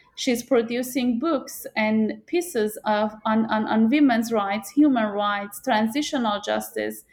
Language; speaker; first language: English; non-native, fluent; Persian